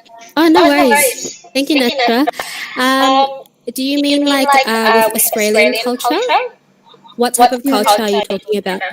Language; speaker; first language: English; early bilingual, heritage; English